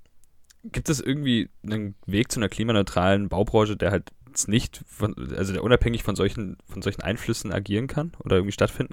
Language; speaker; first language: German; native; German